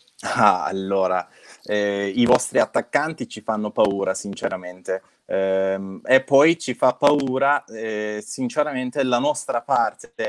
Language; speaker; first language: Italian; non-native, fluent; Turkish